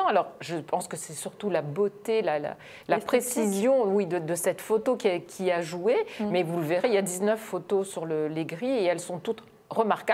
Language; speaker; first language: French; native; French